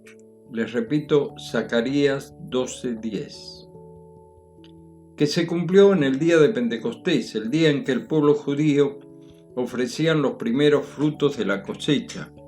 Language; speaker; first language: Spanish; native; Spanish